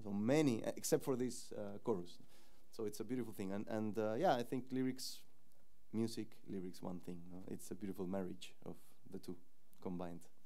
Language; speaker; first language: English; non-native, fluent; Spanish